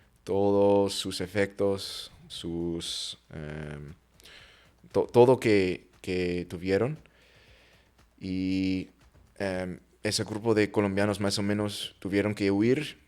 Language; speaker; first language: Spanish; non-native, fluent; English